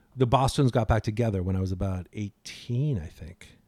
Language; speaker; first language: English; native; English